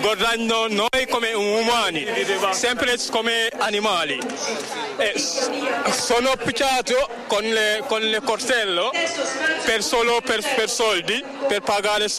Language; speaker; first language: Italian; non-native, learner; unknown